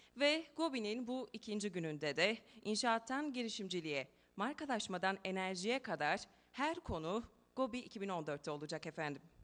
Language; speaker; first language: Turkish; native; Turkish